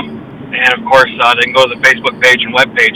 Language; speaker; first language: English; native; English